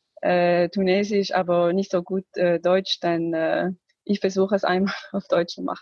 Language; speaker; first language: German; non-native, learner; Arabic